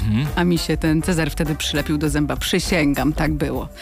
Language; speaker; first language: Polish; native; Polish